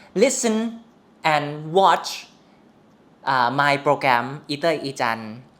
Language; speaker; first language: English; non-native, learner; Thai